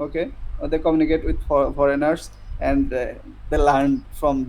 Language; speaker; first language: English; non-native, learner; Bangla